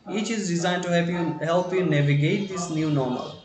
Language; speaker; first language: English; non-native, local second language; Bangla